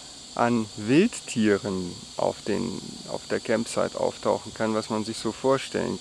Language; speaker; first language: German; native; German